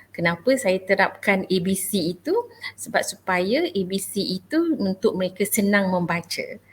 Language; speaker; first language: Malay; native; Malay